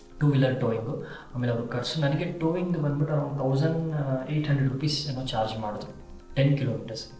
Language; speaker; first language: Kannada; native; Kannada